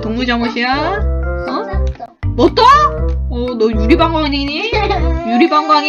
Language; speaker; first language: Korean; native; Korean